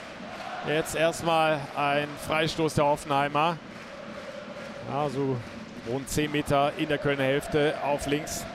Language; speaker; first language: German; native; German